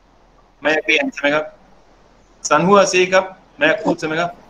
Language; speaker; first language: Thai; non-native, learner; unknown